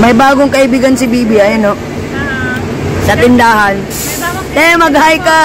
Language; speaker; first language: Filipino; non-native, local second language; Cebuano